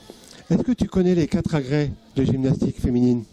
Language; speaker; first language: French; native; French